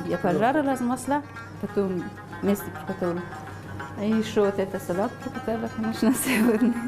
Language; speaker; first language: Russian; non-native, learner; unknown